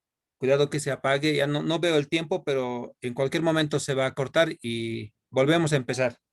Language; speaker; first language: Spanish; native; Spanish